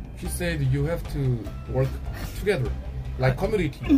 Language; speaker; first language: English; non-native, learner; Korean